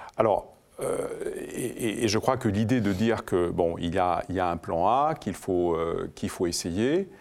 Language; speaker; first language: French; non-native, fluent; Greek